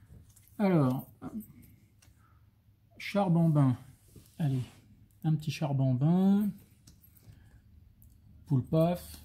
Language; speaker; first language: French; native; French